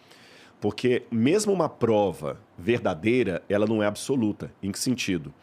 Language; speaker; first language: Portuguese; native; Portuguese